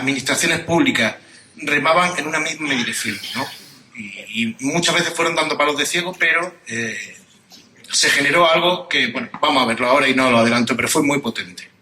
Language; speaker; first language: Spanish; native; Spanish